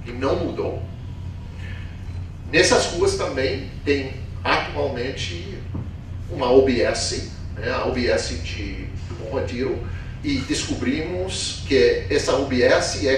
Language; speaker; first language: Portuguese; non-native, fluent; English